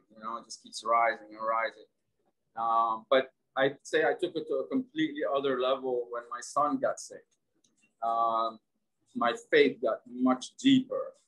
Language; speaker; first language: English; non-native, fluent; Arabic